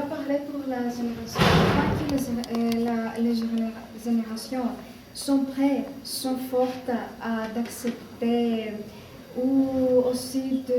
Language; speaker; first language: French; non-native, learner; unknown